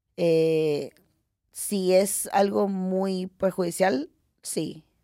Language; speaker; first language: Spanish; native; Spanish